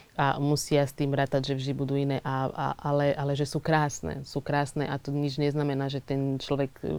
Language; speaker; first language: Slovak; early bilingual, other home language; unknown